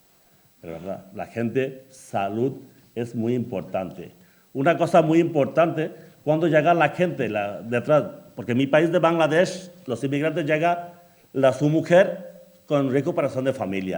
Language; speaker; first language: Spanish; non-native, learner; Bangla